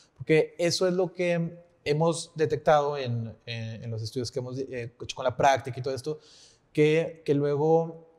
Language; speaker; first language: Spanish; native; Spanish